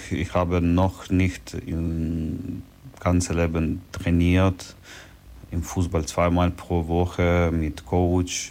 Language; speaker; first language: German; non-native, learner; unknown